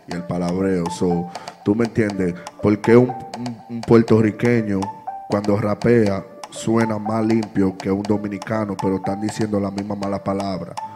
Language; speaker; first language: Spanish; early bilingual, heritage; Spanish